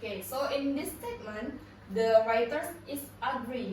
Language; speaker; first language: English; non-native, learner; Indonesian